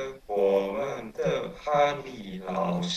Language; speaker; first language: Chinese; non-native, learner; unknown